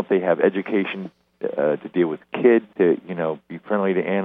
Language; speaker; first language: English; native; English